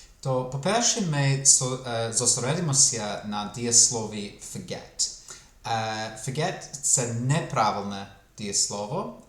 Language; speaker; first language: Ukrainian; non-native, fluent; English